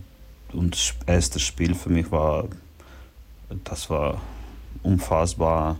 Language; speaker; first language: German; non-native, learner; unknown